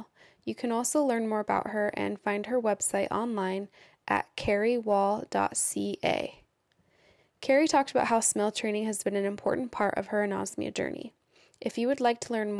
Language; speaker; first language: English; native; English